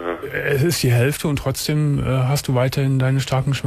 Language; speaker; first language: German; native; German